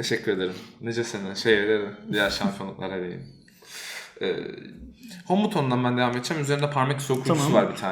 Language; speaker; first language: Turkish; native; Turkish